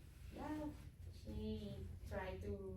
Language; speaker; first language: English; non-native, learner; Spanish